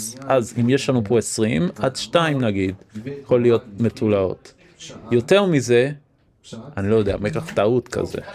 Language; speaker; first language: Hebrew; non-native, fluent; English